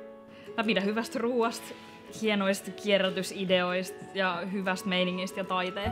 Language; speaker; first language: Finnish; native; Finnish